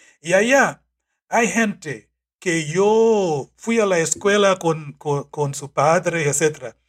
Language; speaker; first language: Spanish; non-native, fluent; English